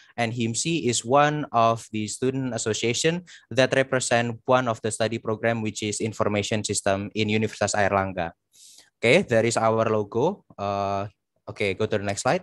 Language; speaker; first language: English; non-native, fluent; Indonesian